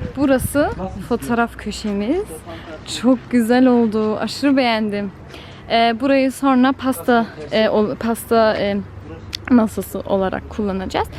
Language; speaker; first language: Turkish; early bilingual, heritage; Turkish